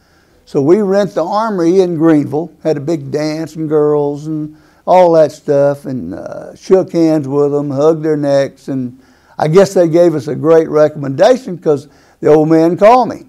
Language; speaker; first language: English; native; English